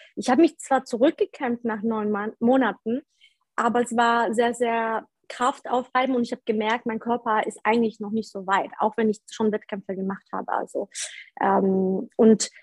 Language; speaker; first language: German; early bilingual, other home language; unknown